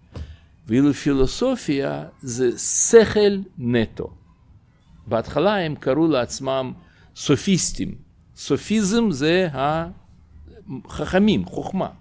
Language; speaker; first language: Hebrew; non-native, fluent; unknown